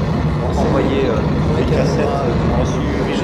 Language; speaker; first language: French; native; French